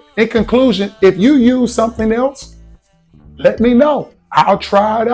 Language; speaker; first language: English; native; English